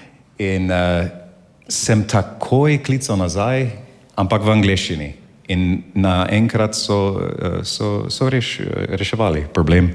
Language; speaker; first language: Slovenian; non-native, learner; English